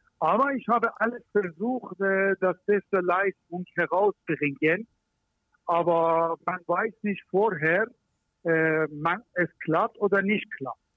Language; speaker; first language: German; non-native, learner; Persian